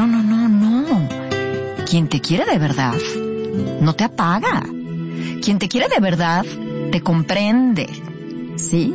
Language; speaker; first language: Spanish; native; Spanish